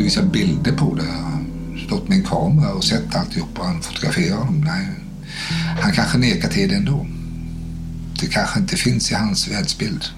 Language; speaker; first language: Swedish; native; Swedish